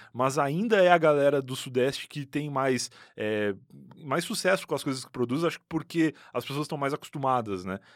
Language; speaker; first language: Portuguese; native; Portuguese